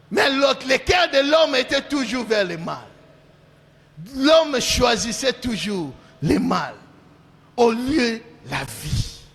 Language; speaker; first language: French; non-native, local second language; Lingala